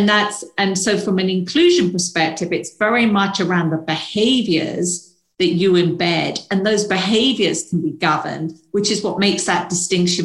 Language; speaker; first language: English; native; English